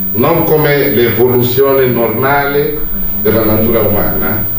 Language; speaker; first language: Italian; non-native, fluent; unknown